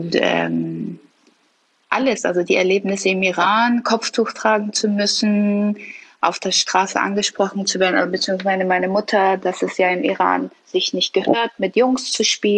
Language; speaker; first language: German; early bilingual, other home language; Persian